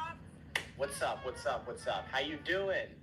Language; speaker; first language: English; native; English